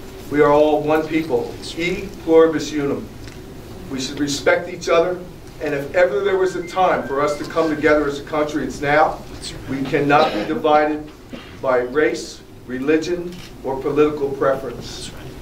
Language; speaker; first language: English; native; English